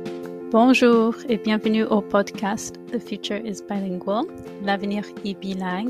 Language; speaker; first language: French; non-native, fluent; English